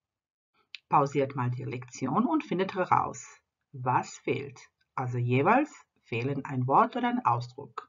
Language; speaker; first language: German; non-native, fluent; Croatian